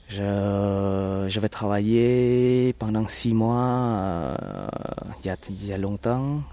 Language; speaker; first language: French; early bilingual, other home language; Vietnamese